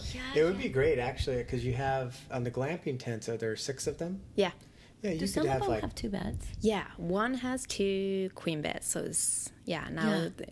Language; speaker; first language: English; non-native, fluent; Finnish